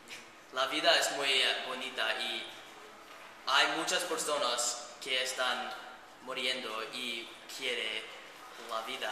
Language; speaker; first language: Spanish; non-native, learner; English